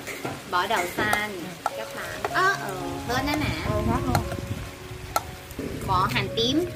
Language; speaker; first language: Vietnamese; non-native, learner; Thai